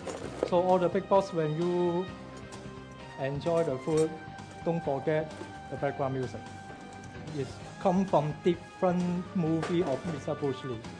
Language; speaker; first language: English; non-native, local second language; Cantonese